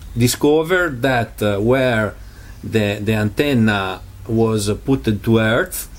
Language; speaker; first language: English; non-native, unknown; Italian